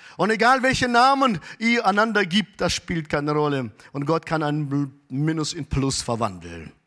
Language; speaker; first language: German; early bilingual, heritage; German